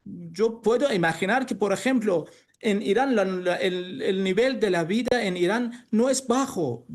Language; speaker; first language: Spanish; non-native, learner; Persian